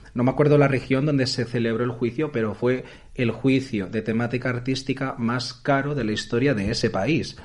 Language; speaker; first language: Spanish; native; Spanish